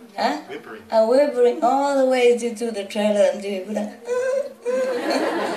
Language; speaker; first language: English; non-native, fluent; Vietnamese